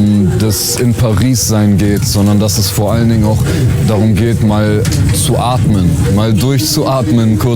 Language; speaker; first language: German; native; German